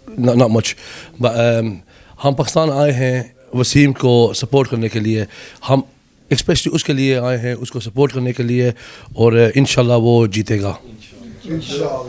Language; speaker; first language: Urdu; early bilingual, heritage; Urdu